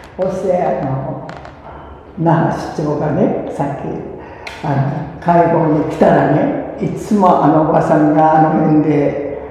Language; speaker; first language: Japanese; early bilingual, other home language; Korean